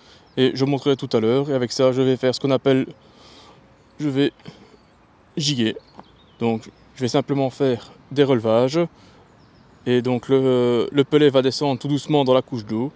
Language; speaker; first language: French; native; French